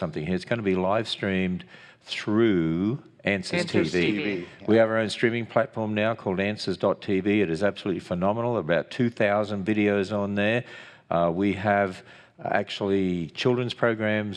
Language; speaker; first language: English; native; English